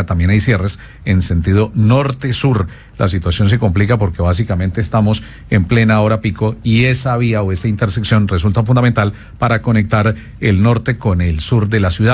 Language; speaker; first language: Spanish; native; Spanish